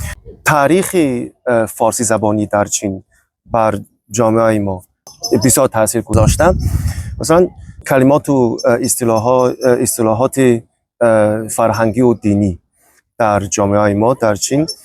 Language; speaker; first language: Persian; non-native, fluent; Chinese